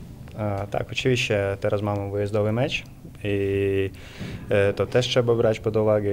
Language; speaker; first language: Polish; non-native, fluent; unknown